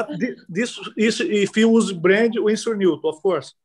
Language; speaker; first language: English; non-native, learner; Portuguese